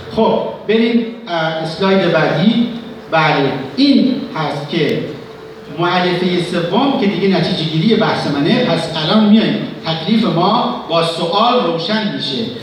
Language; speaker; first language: Persian; non-native, local second language; Southern Kurdish